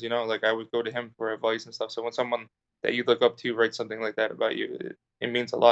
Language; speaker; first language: English; native; English